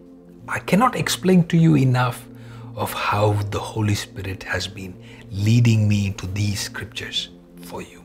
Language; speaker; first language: English; non-native, local second language; Malayalam